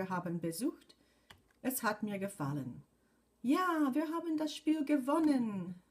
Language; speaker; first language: German; non-native, fluent; English